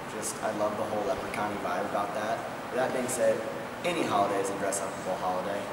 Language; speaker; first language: English; native; English